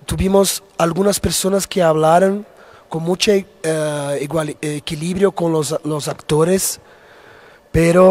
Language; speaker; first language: Spanish; non-native, fluent; Portuguese